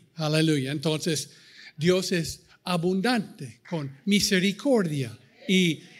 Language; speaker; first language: Spanish; non-native, fluent; English